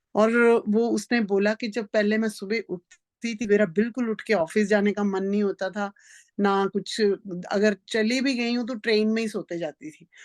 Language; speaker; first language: Hindi; non-native, local second language; Punjabi